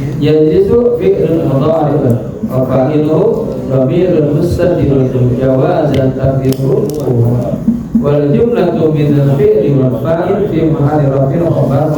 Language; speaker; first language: Arabic; non-native, fluent; Indonesian